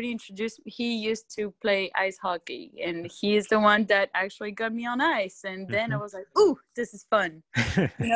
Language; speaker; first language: English; non-native, fluent; French